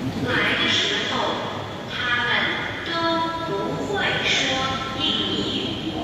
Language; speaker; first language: Chinese; non-native, learner; Indonesian